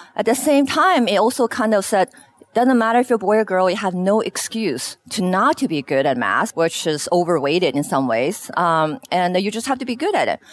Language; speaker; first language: English; non-native, fluent; Chinese